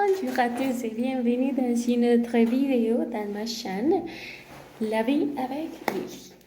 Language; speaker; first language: French; non-native, learner; Spanish